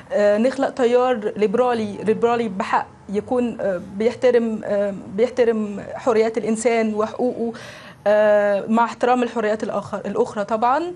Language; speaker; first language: Arabic; native; Arabic